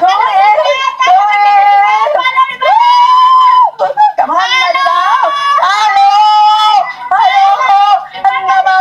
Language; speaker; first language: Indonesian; non-native, learner; Vietnamese